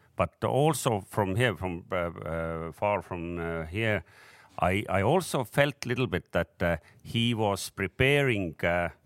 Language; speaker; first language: English; non-native, fluent; Estonian